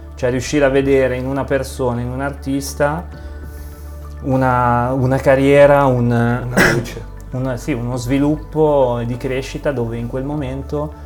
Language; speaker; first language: Italian; native; Italian